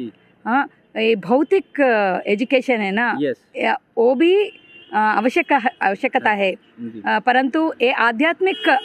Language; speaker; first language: Hindi; non-native, local second language; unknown